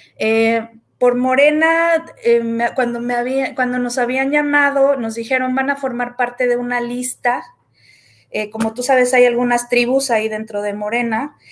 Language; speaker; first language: Spanish; native; Spanish